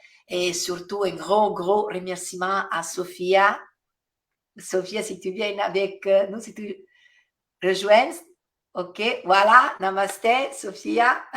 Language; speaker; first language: French; non-native, fluent; Italian